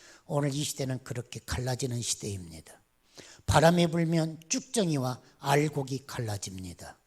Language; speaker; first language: Korean; native; Korean